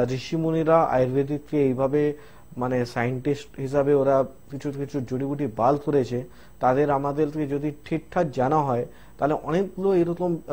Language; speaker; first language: Bangla; non-native, local second language; Hindi